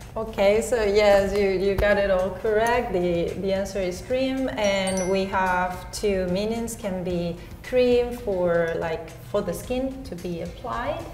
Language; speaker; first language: English; non-native, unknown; Spanish